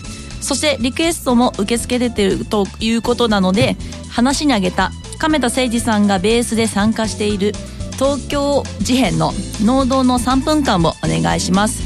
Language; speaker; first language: Japanese; native; Japanese